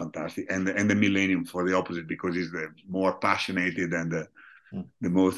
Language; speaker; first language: English; non-native, fluent; Italian